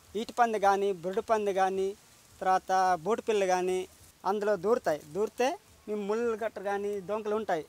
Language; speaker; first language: Telugu; non-native, local second language; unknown